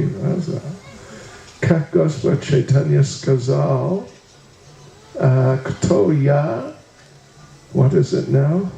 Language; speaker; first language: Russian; non-native, learner; English